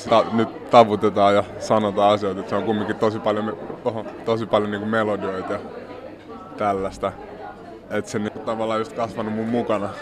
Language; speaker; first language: Finnish; native; Finnish